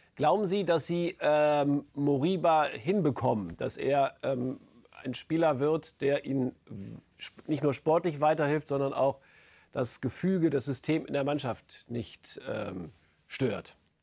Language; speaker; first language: German; native; German